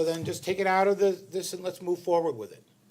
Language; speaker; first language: English; native; English